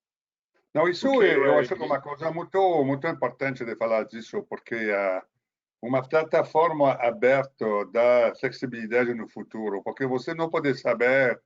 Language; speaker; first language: Portuguese; non-native, fluent; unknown